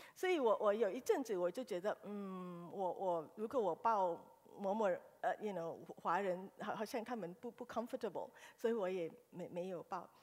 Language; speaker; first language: Chinese; early bilingual, heritage; Chinese